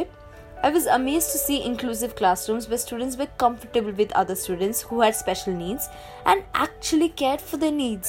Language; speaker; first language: English; non-native, local second language; Hindi